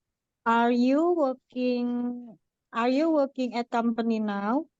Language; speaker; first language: English; non-native, learner; Indonesian